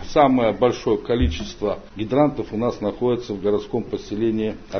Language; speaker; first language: Russian; native; Russian